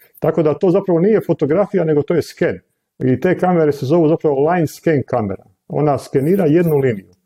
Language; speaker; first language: Croatian; native; Croatian